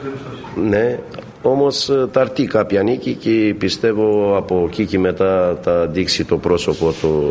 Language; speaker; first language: Greek; non-native, fluent; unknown